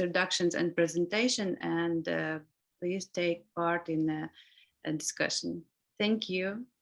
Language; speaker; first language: English; non-native, learner; Ukrainian